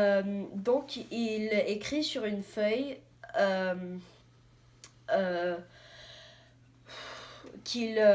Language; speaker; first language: French; non-native, learner; English